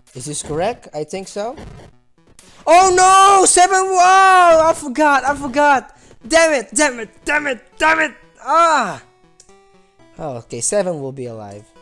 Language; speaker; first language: English; non-native, local second language; Filipino